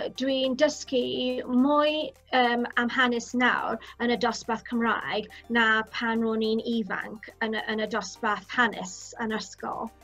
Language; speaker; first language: Welsh; non-native, local second language; English